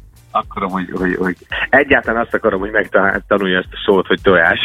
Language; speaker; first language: Hungarian; non-native, fluent; English